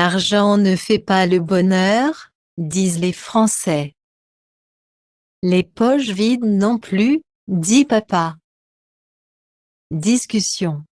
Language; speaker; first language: French; non-native, fluent; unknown